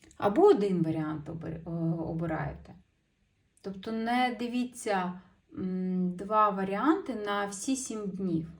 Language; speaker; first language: Ukrainian; non-native, local second language; Russian